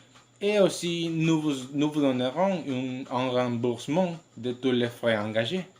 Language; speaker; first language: French; non-native, learner; Spanish